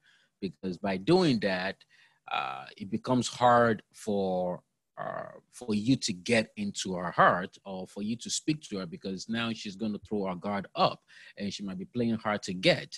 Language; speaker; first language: English; non-native, local second language; Yoruba